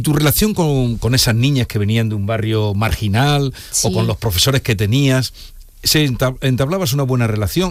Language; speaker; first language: Spanish; native; Spanish